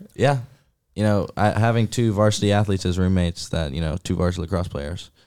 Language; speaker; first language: English; native; English